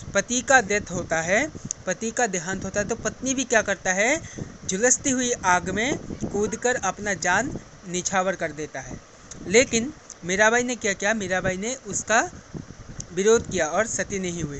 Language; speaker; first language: Hindi; non-native, local second language; Assamese